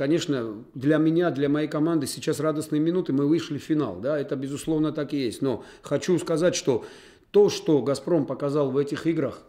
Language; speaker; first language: Russian; native; Russian